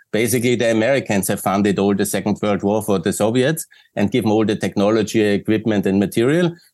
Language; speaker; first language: English; non-native, fluent; German